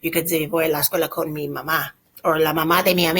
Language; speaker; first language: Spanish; non-native, fluent; English